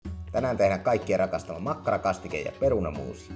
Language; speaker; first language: Finnish; native; Finnish